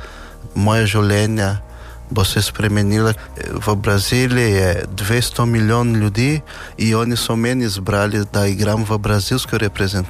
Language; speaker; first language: Slovenian; non-native, learner; Portuguese